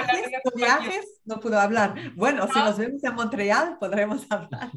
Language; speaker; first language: Spanish; non-native, learner; French